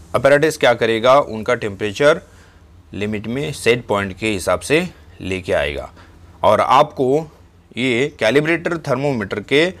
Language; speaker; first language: Hindi; non-native, local second language; Marathi